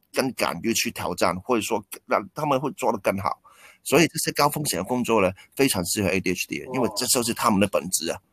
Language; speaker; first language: Chinese; non-native, local second language; Cantonese